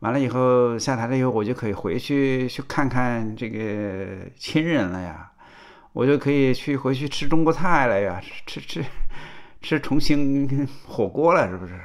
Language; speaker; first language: Chinese; native; Chinese